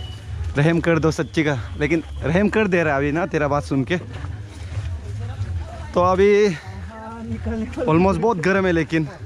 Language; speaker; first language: Hindi; non-native, local second language; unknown